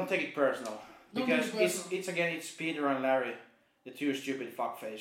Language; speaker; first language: English; non-native, fluent; Finnish